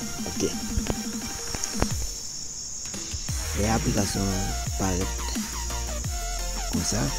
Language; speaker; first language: French; non-native, learner; Haitian Creole